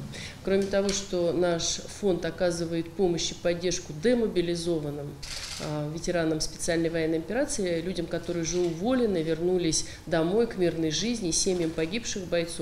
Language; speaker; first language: Russian; native; Russian